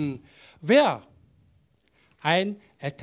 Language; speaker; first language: German; non-native, learner; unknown